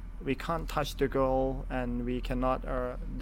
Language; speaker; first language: English; non-native, fluent; Thai